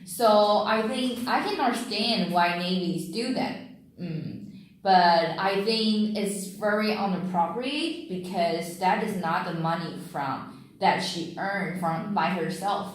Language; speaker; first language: English; non-native, learner; Chinese